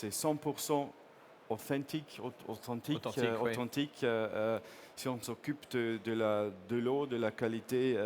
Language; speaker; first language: French; non-native, fluent; English